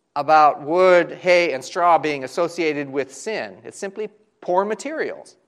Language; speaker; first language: English; native; English